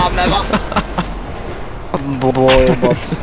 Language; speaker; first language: Swedish; native; Swedish